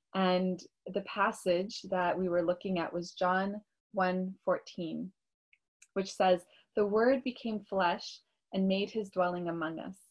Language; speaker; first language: English; native; English